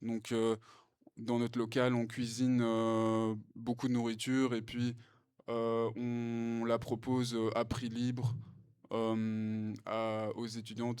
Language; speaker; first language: French; native; French